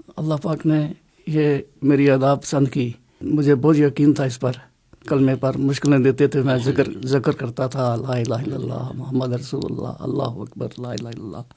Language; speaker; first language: Urdu; non-native, local second language; Punjabi